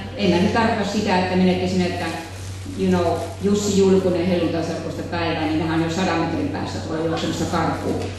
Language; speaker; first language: Finnish; native; Finnish